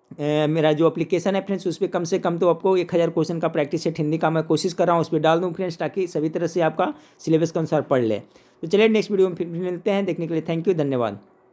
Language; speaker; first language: Hindi; native; Hindi